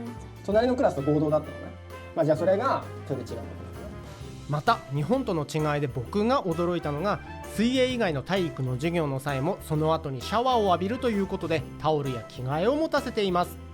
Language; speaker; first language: Japanese; native; Japanese